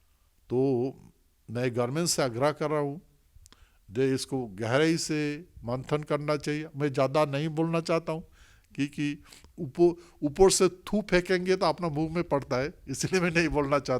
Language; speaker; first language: Hindi; non-native, local second language; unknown